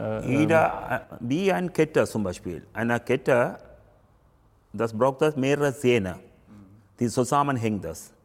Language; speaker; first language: German; non-native, learner; Tamil